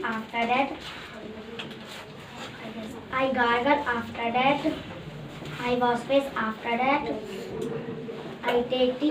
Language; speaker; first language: English; non-native, learner; Hindi